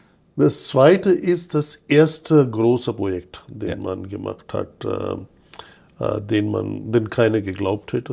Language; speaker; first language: German; non-native, fluent; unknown